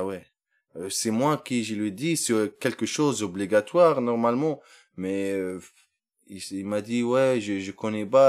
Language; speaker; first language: French; non-native, learner; Arabic